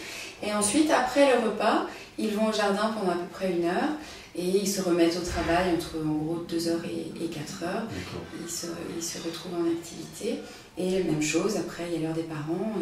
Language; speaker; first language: French; native; French